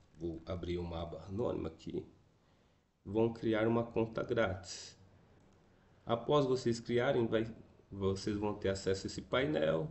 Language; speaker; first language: Portuguese; native; Portuguese